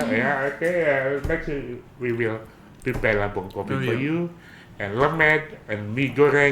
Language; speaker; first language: English; non-native, learner; Indonesian